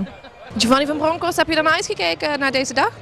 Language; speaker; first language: Dutch; native; Dutch